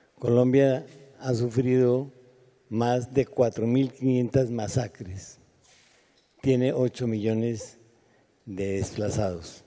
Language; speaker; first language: Spanish; native; Spanish